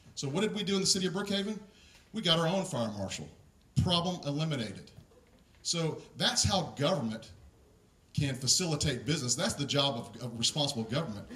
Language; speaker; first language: English; native; English